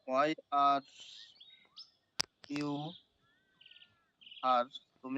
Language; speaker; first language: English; non-native, learner; Bangla